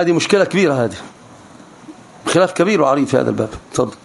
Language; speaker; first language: Arabic; native; Arabic